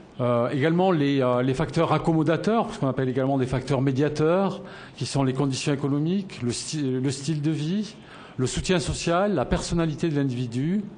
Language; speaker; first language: French; native; French